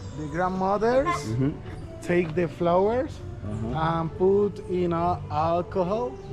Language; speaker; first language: English; non-native, learner; Spanish